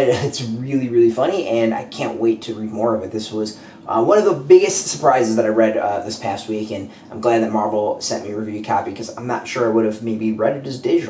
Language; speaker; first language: English; native; English